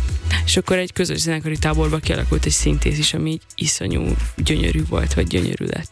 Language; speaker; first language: Hungarian; native; Hungarian